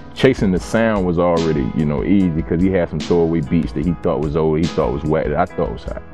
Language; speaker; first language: English; native; English